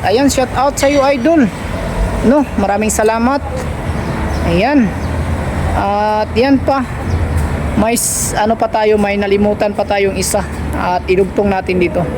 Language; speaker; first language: Filipino; non-native, local second language; Cebuano